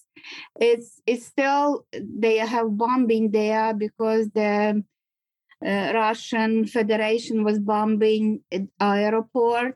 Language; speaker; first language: English; non-native, learner; Ukrainian